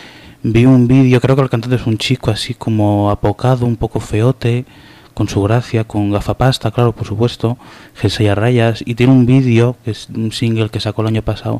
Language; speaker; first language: Spanish; native; Spanish